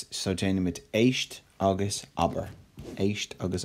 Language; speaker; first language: Irish; non-native, local second language; English